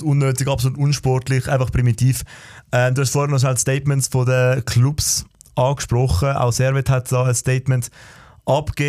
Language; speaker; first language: German; native; German